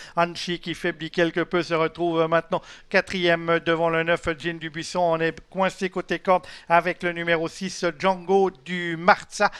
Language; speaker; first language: French; native; French